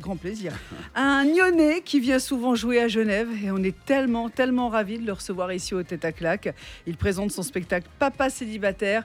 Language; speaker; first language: French; native; French